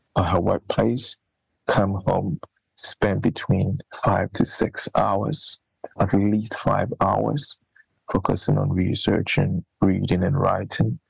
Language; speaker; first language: English; non-native, local second language; Akan